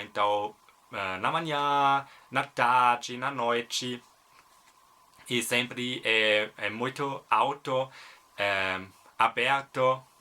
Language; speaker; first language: Portuguese; non-native, fluent; German